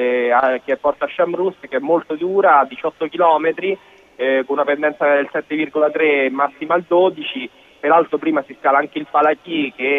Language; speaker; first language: Italian; native; Italian